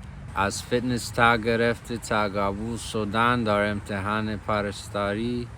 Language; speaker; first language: Persian; non-native, fluent; English